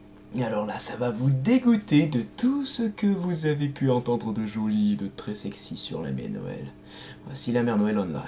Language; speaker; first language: French; native; French